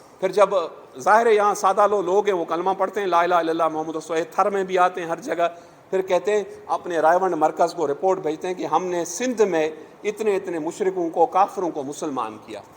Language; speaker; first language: Urdu; non-native, local second language; Sindhi